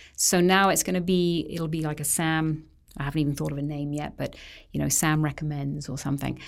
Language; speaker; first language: English; native; English